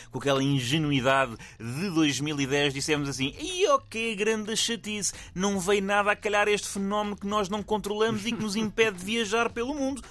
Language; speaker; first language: Portuguese; native; Portuguese